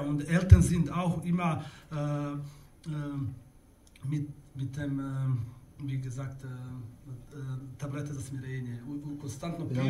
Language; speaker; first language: German; non-native, learner; Bosnian